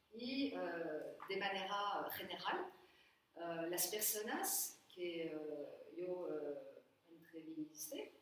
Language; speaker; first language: Spanish; non-native, learner; French